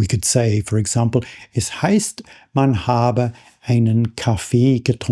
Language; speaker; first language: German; non-native, fluent; English